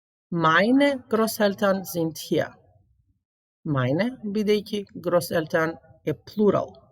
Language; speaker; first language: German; non-native, fluent; Macedonian